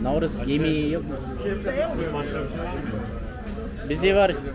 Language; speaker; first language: Turkish; non-native, learner; Kazakh